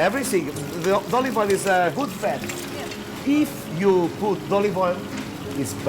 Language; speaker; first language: English; non-native, learner; Portuguese